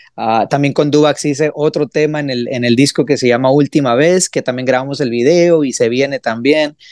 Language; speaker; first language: Spanish; early bilingual, heritage; Spanish